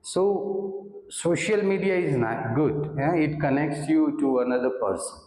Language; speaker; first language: English; non-native, local second language; Gujarati